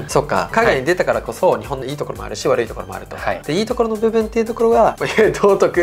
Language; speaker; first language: Japanese; native; Japanese